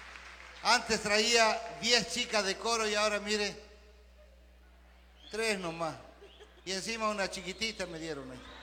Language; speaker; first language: Spanish; native; Spanish